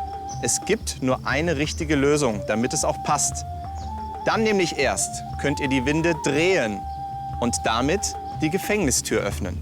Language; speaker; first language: German; native; German